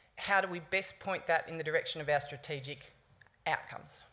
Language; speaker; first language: English; native; English